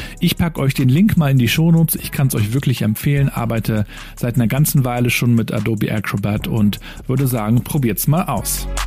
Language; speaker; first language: German; native; German